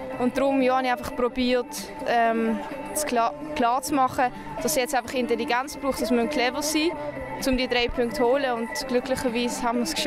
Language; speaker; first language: German; native; German